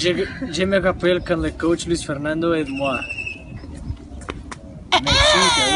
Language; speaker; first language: French; non-native, learner; Spanish